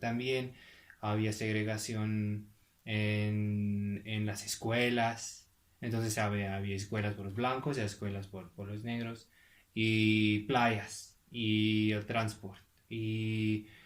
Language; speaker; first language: Spanish; non-native, fluent; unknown